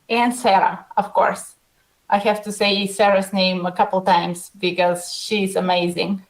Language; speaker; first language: English; non-native, fluent; Bulgarian